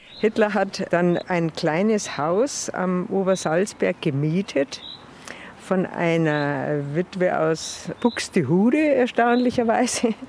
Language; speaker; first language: German; native; German